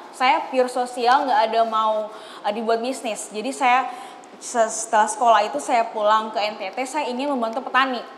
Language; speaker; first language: Indonesian; native; Indonesian